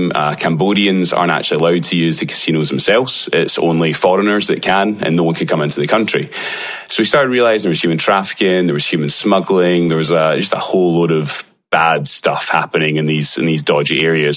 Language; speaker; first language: English; native; English